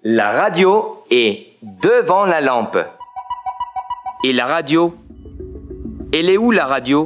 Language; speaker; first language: French; non-native, fluent; Spanish